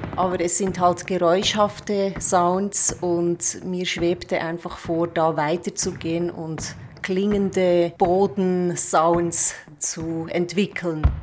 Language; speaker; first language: German; native; German